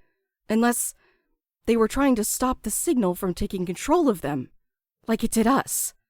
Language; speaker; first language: English; native; English